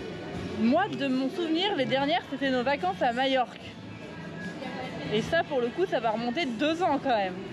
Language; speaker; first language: French; native; French